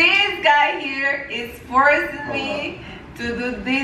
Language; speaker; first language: English; non-native, learner; Spanish